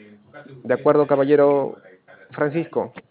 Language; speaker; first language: Spanish; native; Spanish